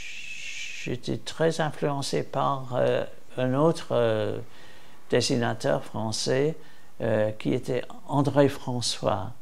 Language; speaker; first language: French; non-native, fluent; English